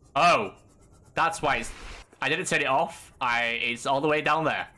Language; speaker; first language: English; native; English